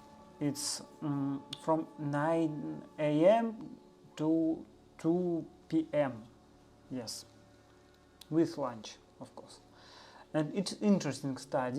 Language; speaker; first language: English; non-native, learner; Russian